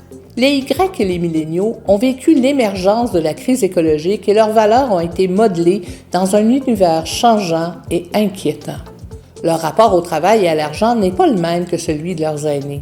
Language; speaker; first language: French; native; French